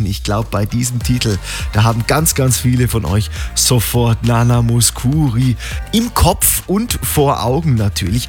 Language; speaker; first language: German; native; German